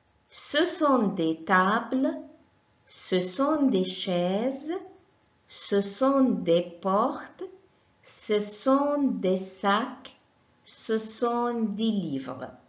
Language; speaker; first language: French; non-native, fluent; Arabic